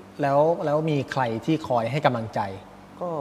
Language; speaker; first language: Thai; native; Thai